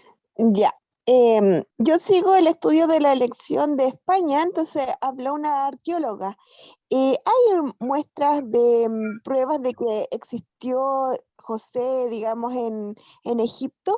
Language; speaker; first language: Spanish; native; Spanish